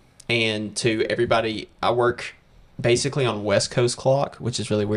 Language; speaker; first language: English; native; English